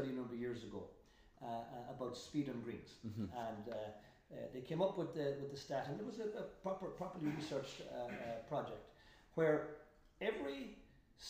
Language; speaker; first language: English; native; English